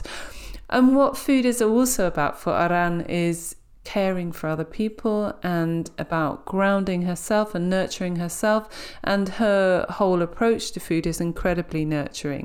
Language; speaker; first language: English; native; English